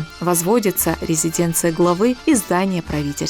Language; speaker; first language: Russian; native; Russian